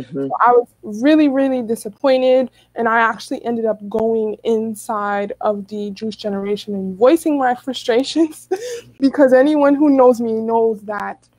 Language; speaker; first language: English; native; English